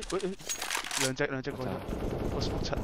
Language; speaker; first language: Cantonese; native; Cantonese